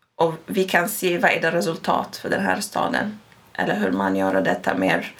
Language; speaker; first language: Swedish; non-native, fluent; Arabic